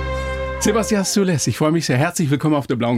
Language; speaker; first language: German; native; German